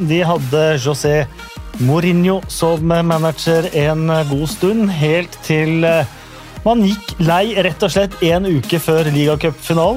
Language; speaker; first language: Norwegian; native; Norwegian